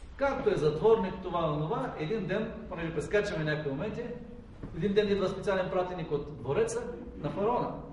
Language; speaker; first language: Bulgarian; native; Bulgarian